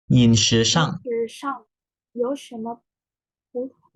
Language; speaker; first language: Chinese; non-native, learner; Indonesian